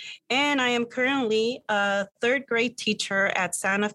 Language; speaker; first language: English; early bilingual, other home language; Spanish